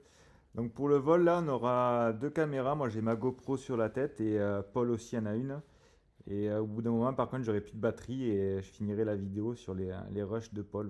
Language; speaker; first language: French; native; French